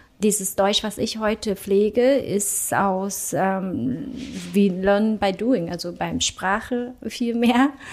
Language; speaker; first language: German; early bilingual, other home language; Vietnamese